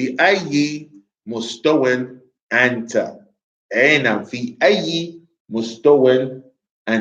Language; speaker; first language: Arabic; non-native, fluent; English